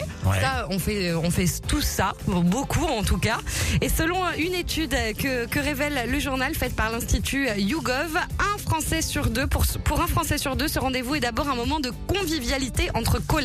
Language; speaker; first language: French; native; French